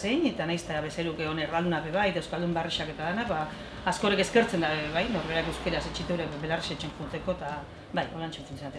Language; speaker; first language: Basque; native; Basque